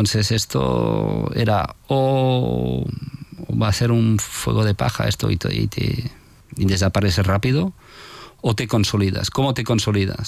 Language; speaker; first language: Spanish; non-native, fluent; French